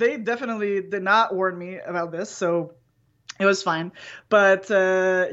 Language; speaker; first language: English; non-native, fluent; French